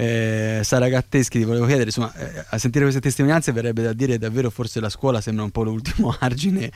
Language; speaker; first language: Italian; native; Italian